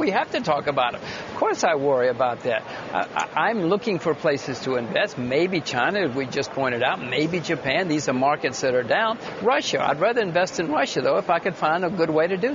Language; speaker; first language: English; native; English